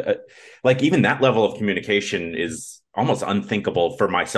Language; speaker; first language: English; native; English